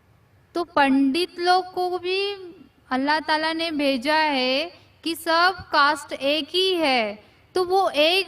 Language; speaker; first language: Hindi; non-native, local second language; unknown